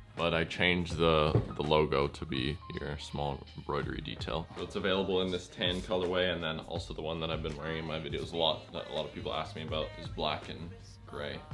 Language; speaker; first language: English; native; English